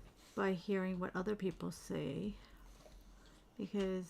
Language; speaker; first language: English; native; English